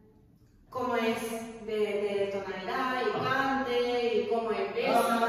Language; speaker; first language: Spanish; non-native, fluent; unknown